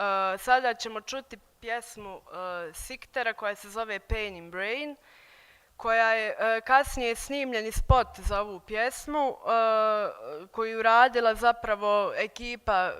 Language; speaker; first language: Bosnian; native; Bosnian